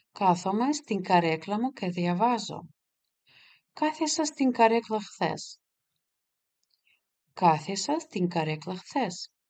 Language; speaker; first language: Greek; non-native, fluent; Russian